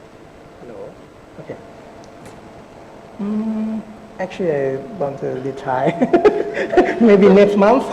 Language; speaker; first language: English; non-native, learner; Thai